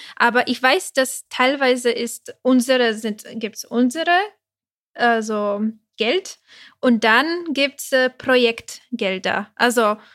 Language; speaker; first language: German; non-native, fluent; Czech